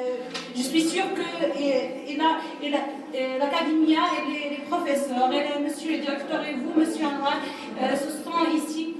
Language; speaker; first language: French; non-native, learner; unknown